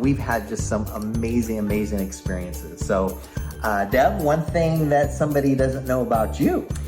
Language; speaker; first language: English; native; English